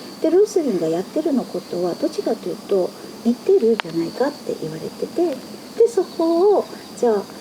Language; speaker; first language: Japanese; non-native, fluent; Chinese